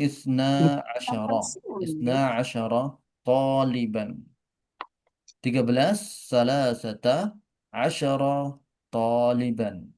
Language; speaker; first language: Arabic; non-native, fluent; Indonesian